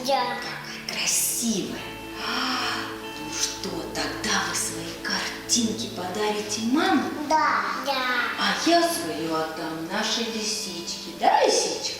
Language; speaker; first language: Russian; native; Russian